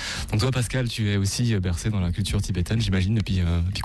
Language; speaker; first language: French; native; French